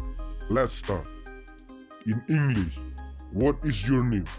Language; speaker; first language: English; non-native, local second language; Khasi